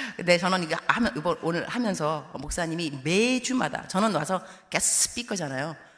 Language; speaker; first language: Korean; early bilingual, heritage; Korean